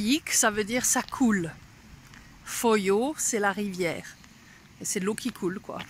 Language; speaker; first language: French; non-native, fluent; Hungarian